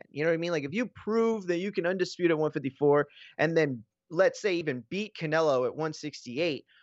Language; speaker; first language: English; native; English